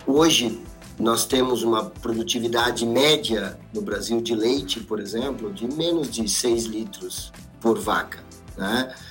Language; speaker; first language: Portuguese; native; Portuguese